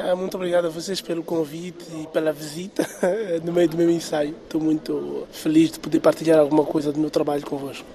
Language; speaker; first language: Portuguese; non-native, local second language; Tsonga